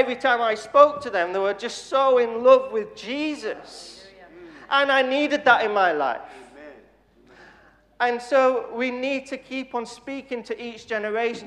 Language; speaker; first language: English; native; English